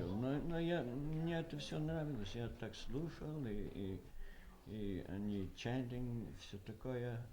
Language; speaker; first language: Russian; early bilingual, heritage; Russian